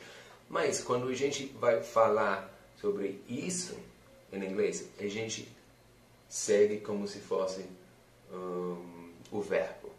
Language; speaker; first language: Portuguese; non-native, fluent; English